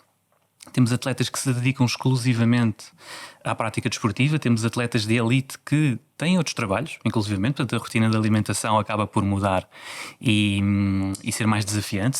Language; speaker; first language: Portuguese; native; Portuguese